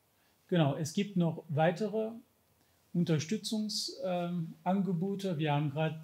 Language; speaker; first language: German; non-native, fluent; French